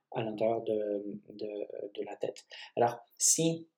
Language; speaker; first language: French; non-native, fluent; Polish